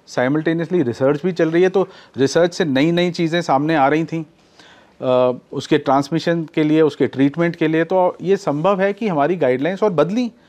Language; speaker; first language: Hindi; native; Hindi